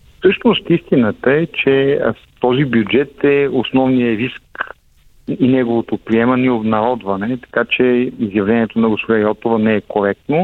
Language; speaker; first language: Bulgarian; native; Bulgarian